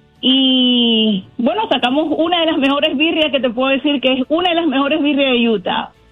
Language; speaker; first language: Spanish; native; Spanish